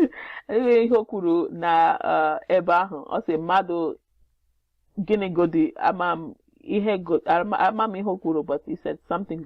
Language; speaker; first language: Igbo; non-native, learner; English